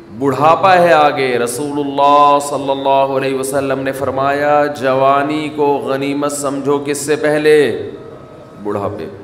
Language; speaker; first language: Urdu; native; Urdu